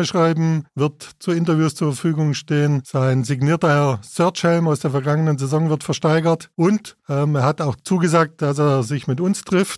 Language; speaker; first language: German; native; German